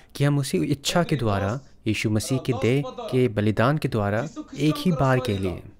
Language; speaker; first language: Hindi; non-native, local second language; Odia